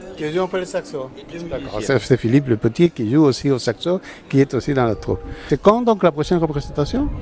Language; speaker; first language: French; native; French